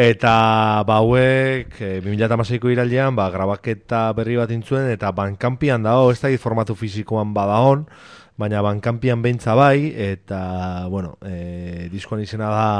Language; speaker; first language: Basque; native; Basque